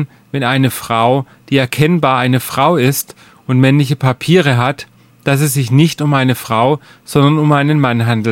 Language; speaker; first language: German; native; German